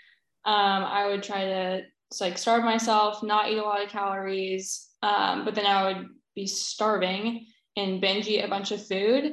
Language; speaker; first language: English; native; English